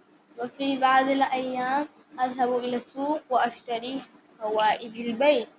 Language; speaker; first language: Arabic; non-native, learner; Urdu